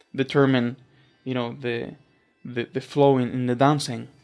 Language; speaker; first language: English; non-native, fluent; Spanish